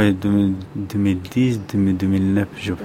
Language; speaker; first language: French; non-native, learner; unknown